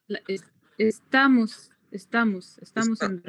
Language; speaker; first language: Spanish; non-native, fluent; Arabic